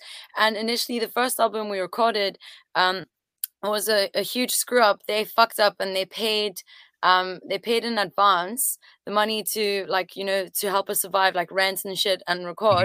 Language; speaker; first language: English; early bilingual, other home language; French